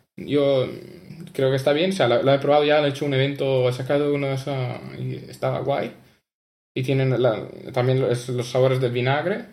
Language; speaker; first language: Spanish; non-native, fluent; Italian